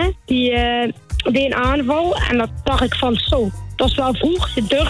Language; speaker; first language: Dutch; native; Dutch